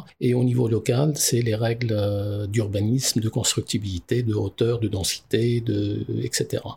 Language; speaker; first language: French; non-native, local second language; Arabic